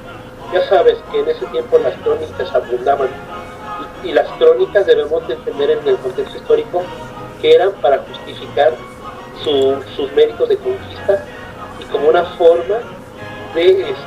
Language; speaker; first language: Spanish; native; Spanish